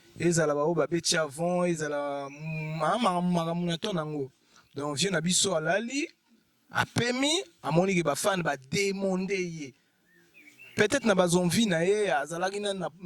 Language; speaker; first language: Lingala; native; Lingala